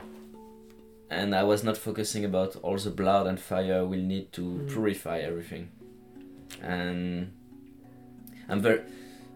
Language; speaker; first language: English; non-native, fluent; French